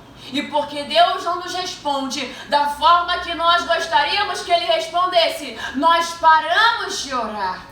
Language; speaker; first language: Portuguese; native; Portuguese